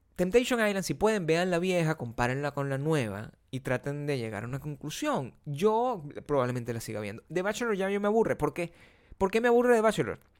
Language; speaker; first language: Spanish; native; Spanish